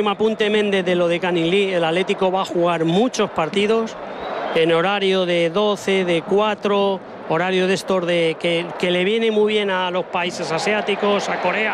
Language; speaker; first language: Spanish; native; Spanish